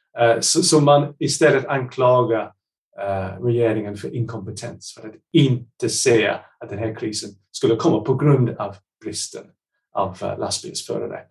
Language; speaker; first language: Swedish; non-native, fluent; English